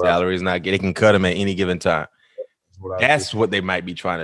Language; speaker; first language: English; native; English